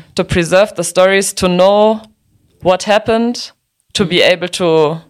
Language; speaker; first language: English; non-native, fluent; German